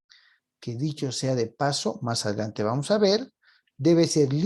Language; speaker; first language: Spanish; native; Spanish